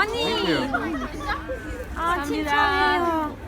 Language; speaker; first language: Korean; non-native, learner; French